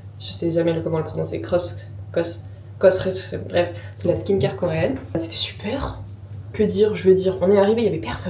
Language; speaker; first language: French; native; French